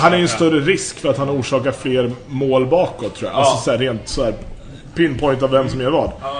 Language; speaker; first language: Swedish; native; Swedish